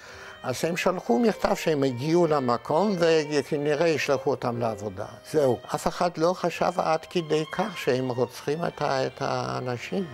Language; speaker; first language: Hebrew; non-native, fluent; Yiddish